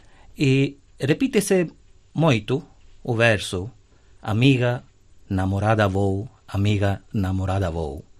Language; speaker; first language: Galician; non-native, fluent; Hindi